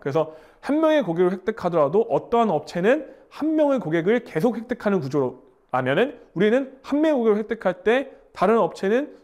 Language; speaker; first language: Korean; native; Korean